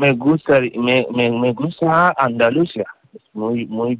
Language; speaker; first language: Spanish; non-native, learner; Wolof